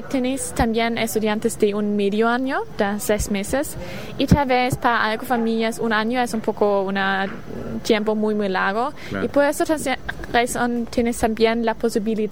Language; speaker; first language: Spanish; non-native, learner; German